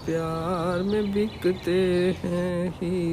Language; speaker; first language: Urdu; native; Urdu